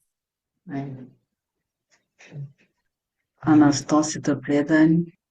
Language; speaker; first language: French; non-native, fluent; Portuguese